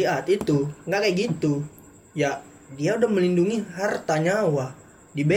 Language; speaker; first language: Indonesian; native; Indonesian